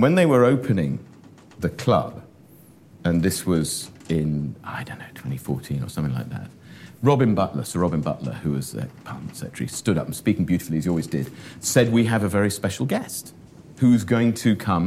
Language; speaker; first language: English; native; English